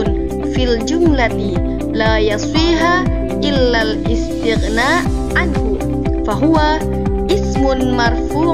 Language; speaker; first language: Arabic; non-native, learner; Indonesian